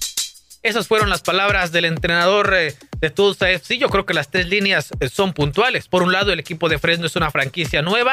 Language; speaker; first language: Spanish; native; Spanish